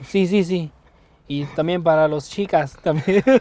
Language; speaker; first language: Spanish; non-native, learner; Chinese